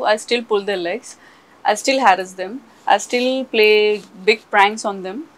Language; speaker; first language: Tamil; non-native, learner; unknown